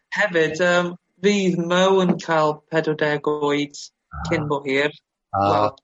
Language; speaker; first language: Welsh; non-native, local second language; English